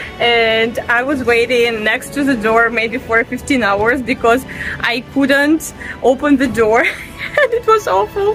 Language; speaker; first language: English; non-native, fluent; Russian